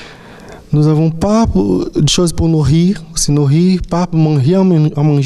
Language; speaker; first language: French; non-native, fluent; Portuguese